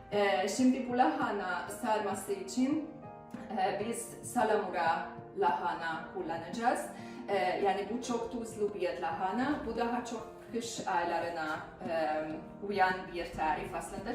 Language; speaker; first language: Turkish; non-native, fluent; Hungarian